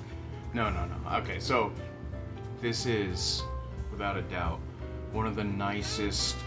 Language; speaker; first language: English; native; English